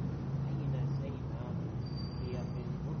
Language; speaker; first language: Arabic; non-native, learner; Indonesian